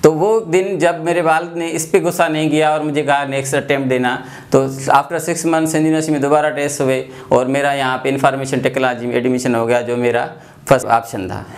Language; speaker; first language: Urdu; non-native, local second language; Sindhi